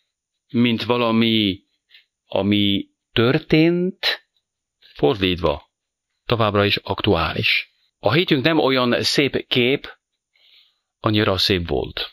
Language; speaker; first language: Hungarian; non-native, fluent; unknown